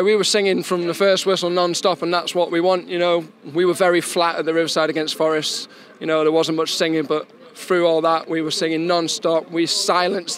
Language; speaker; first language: English; native; English